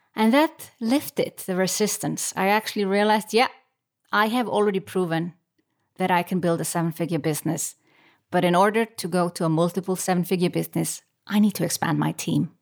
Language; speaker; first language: English; non-native, fluent; Icelandic